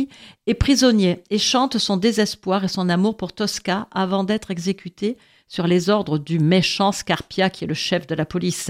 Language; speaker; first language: French; native; French